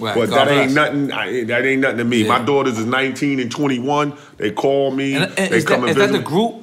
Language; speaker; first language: English; native; English